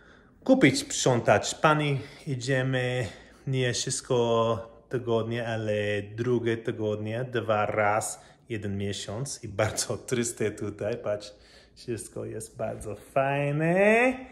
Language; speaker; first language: Polish; non-native, learner; English